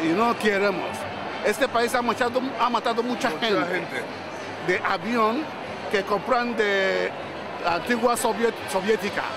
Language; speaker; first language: Spanish; non-native, learner; Igbo